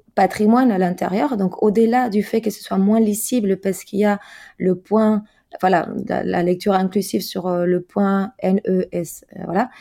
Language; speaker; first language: French; non-native, fluent; Spanish